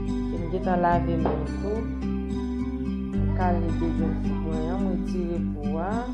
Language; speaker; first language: French; non-native, learner; Haitian Creole